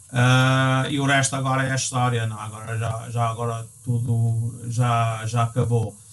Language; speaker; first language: Portuguese; early bilingual, other home language; English